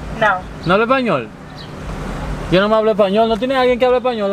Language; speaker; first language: Spanish; early bilingual, heritage; Spanish